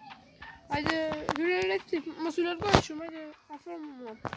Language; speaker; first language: Swedish; early bilingual, other home language; Albanian